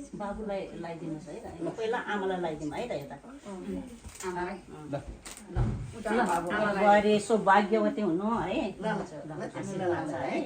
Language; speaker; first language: Nepali; non-native, local second language; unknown